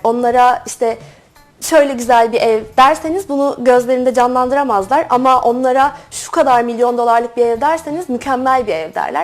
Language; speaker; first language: Turkish; native; Turkish